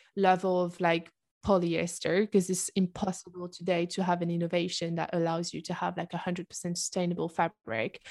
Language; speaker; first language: English; non-native, fluent; French